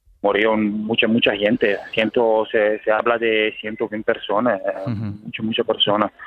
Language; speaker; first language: Spanish; non-native, learner; Italian